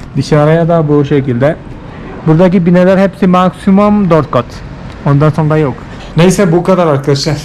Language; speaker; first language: Turkish; non-native, fluent; Malayalam